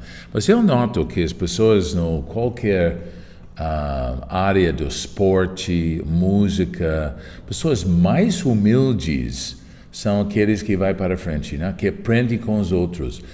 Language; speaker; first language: Portuguese; non-native, fluent; English